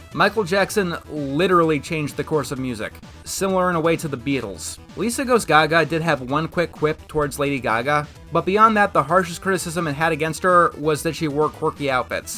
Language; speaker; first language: English; native; English